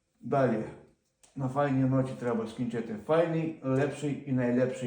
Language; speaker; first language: Polish; non-native, learner; Ukrainian